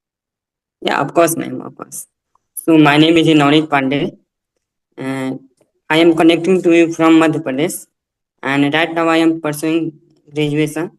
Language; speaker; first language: English; non-native, learner; Hindi